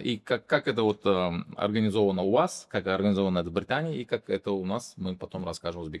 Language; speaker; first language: Russian; non-native, local second language; Uzbek